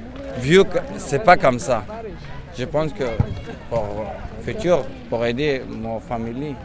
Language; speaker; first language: French; non-native, learner; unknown